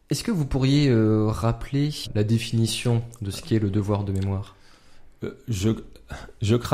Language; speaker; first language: French; native; French